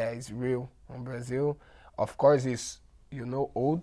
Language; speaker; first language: English; non-native, learner; Portuguese